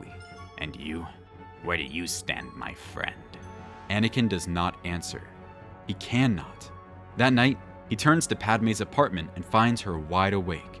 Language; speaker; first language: English; native; English